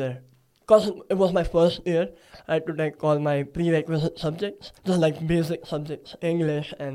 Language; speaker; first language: English; non-native, local second language; Gujarati